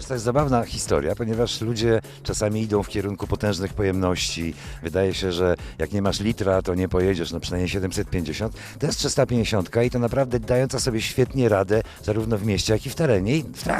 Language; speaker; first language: Polish; native; Polish